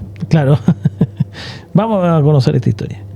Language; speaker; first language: Spanish; native; Spanish